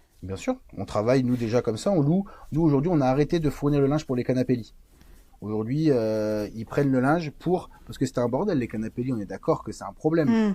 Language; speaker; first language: French; native; French